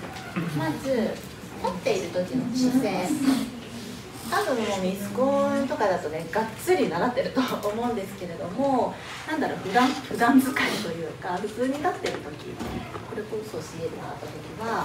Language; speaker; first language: Japanese; native; Japanese